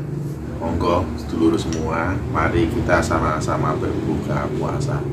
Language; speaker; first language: Indonesian; native; Indonesian